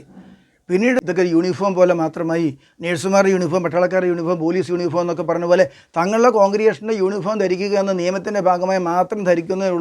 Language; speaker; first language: Malayalam; native; Malayalam